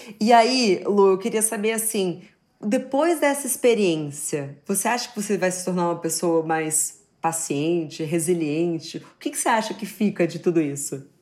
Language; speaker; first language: Portuguese; native; Portuguese